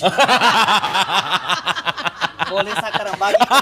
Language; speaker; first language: Indonesian; non-native, learner; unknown